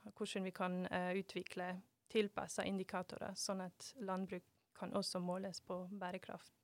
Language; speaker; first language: Norwegian; non-native, fluent; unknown